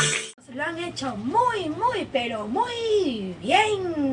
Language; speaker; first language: Spanish; native; Spanish